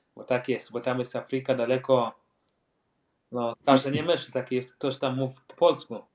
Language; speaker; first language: Polish; non-native, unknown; Swahili